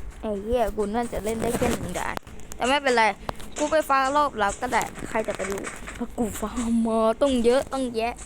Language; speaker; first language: Thai; native; Thai